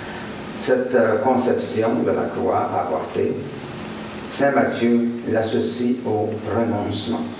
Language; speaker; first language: French; native; French